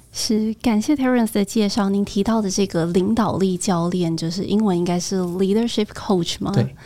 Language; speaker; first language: Chinese; native; Chinese